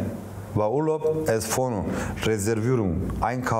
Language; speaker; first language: German; non-native, learner; Turkish